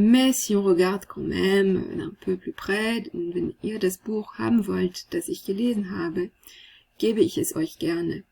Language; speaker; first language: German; non-native, fluent; French